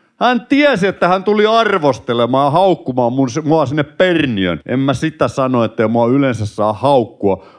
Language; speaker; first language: Finnish; native; Finnish